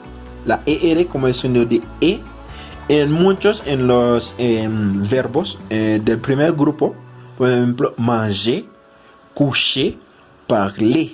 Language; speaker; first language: Spanish; non-native, fluent; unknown